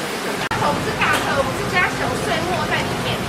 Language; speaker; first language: Chinese; native; Chinese